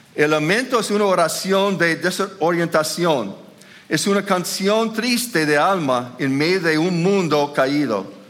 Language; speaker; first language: Spanish; non-native, fluent; English